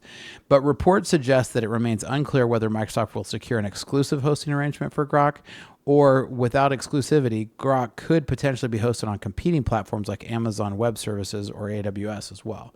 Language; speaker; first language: English; native; English